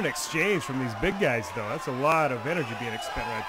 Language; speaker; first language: English; native; English